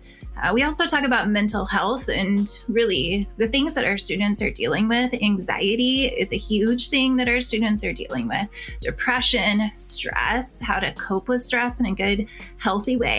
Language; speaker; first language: English; native; English